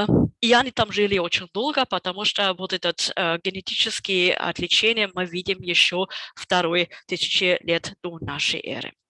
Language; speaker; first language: Russian; non-native, fluent; German